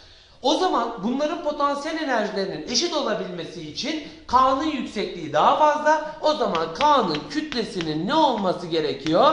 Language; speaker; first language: Turkish; native; Turkish